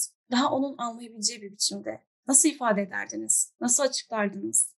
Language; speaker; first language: Turkish; native; Turkish